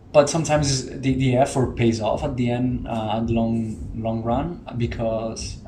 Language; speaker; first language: English; non-native, fluent; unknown